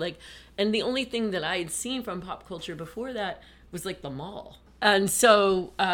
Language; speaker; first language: English; native; English